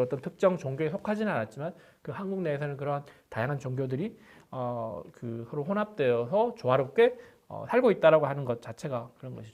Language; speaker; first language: Korean; native; Korean